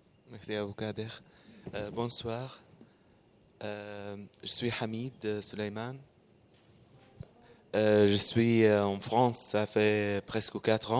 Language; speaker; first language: French; non-native, learner; Arabic